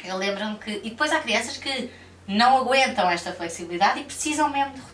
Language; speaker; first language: Portuguese; native; Portuguese